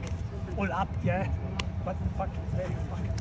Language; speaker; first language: English; non-native, learner; Italian